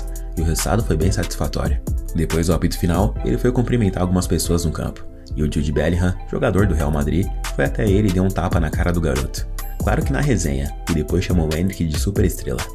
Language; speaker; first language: Portuguese; native; Portuguese